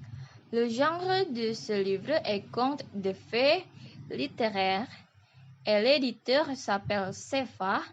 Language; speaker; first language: French; non-native, learner; Indonesian